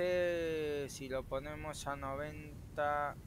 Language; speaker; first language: Spanish; native; Spanish